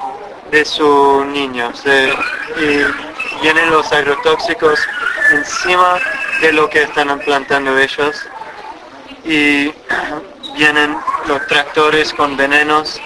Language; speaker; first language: Spanish; non-native, fluent; English